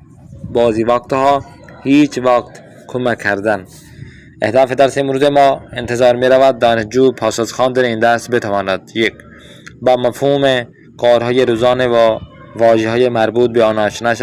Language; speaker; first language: Persian; non-native, fluent; Urdu